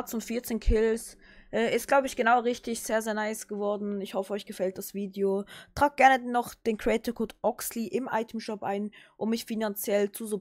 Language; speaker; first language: German; native; German